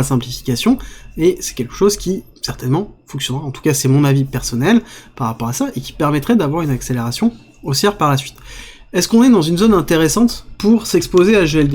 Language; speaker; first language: French; native; French